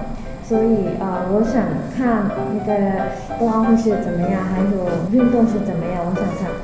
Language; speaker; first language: Chinese; non-native, learner; Burmese